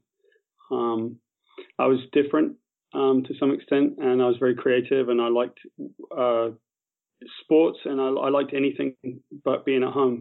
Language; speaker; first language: English; native; English